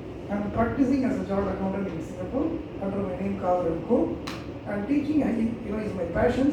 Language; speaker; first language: English; non-native, local second language; Tamil